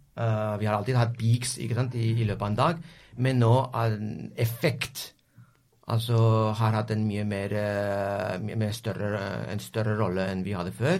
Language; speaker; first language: Norwegian; non-native, fluent; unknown